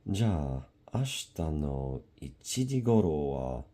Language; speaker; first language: Japanese; non-native, learner; English